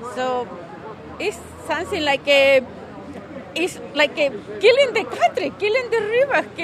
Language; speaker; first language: English; non-native, learner; Spanish